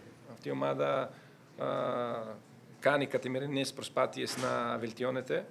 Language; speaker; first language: Greek; non-native, fluent; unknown